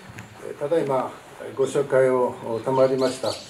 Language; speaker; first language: Japanese; native; Japanese